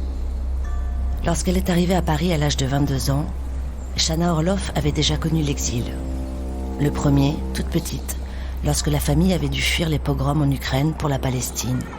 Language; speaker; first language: French; native; French